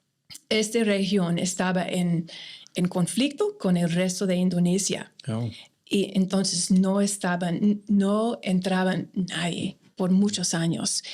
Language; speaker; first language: Spanish; non-native, fluent; English